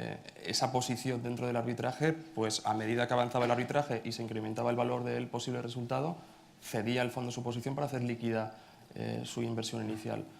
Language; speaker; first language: Spanish; native; Spanish